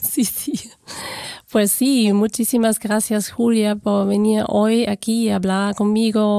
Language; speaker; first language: Spanish; non-native, fluent; German